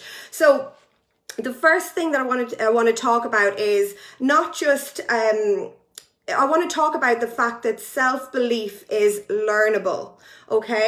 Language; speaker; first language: English; native; English